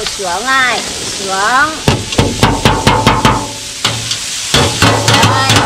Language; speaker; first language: Vietnamese; native; Vietnamese